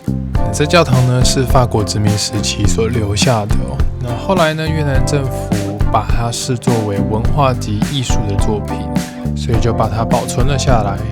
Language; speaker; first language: Chinese; native; Chinese